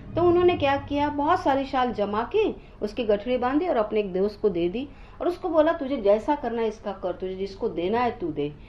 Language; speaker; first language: Hindi; non-native, local second language; Marathi